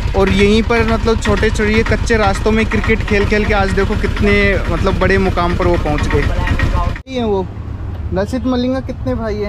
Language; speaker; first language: Hindi; native; Hindi